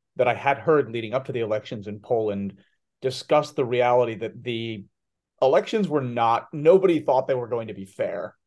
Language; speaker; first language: English; native; English